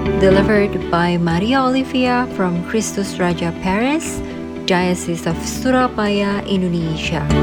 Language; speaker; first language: English; non-native, fluent; Indonesian